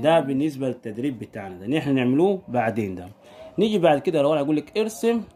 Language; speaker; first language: Arabic; native; Arabic